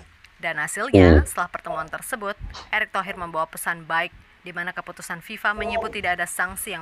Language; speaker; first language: Indonesian; native; Indonesian